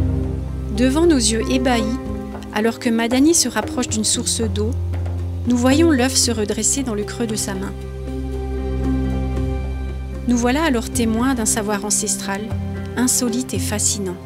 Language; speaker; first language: French; native; French